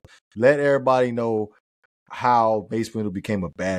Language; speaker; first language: English; native; English